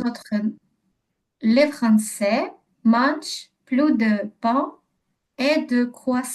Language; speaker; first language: French; non-native, learner; Ukrainian